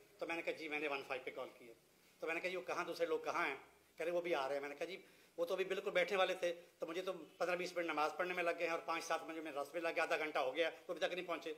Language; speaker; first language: Urdu; non-native, local second language; Punjabi